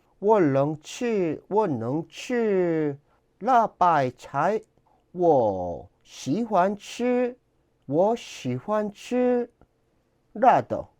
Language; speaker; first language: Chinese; non-native, learner; Korean